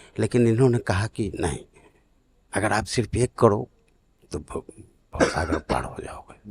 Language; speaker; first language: Hindi; native; Hindi